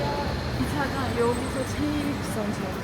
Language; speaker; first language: Korean; non-native, fluent; Turkish